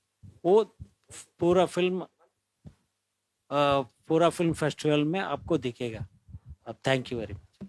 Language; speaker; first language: Hindi; non-native, local second language; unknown